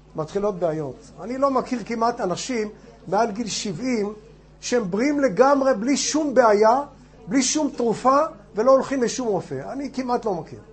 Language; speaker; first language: Hebrew; non-native, fluent; English